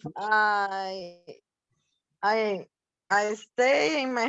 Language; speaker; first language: English; non-native, learner; Spanish